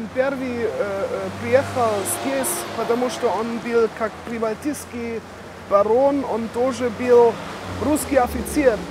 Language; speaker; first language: Russian; non-native, learner; German